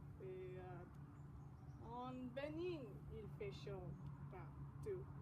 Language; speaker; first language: French; non-native, learner; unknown